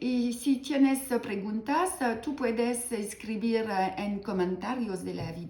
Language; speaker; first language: Spanish; non-native, learner; French